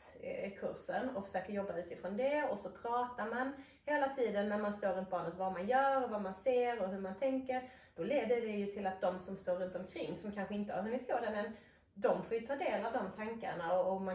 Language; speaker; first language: Swedish; native; Swedish